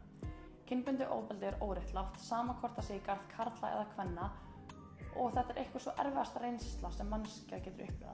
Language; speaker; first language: Icelandic; native; Icelandic